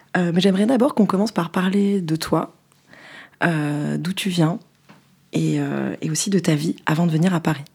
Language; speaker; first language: French; native; French